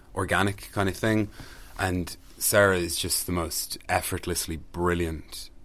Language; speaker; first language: English; native; English